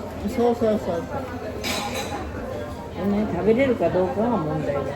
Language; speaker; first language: Japanese; native; Japanese